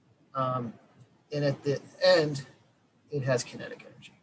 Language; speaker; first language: English; native; English